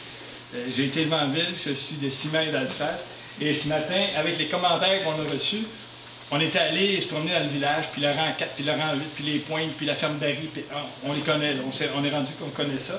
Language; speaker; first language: French; native; French